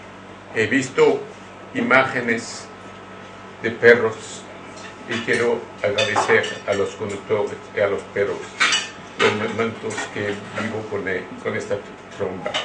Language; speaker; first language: Spanish; non-native, learner; French